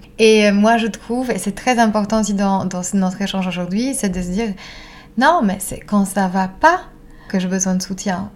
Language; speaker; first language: French; non-native, fluent; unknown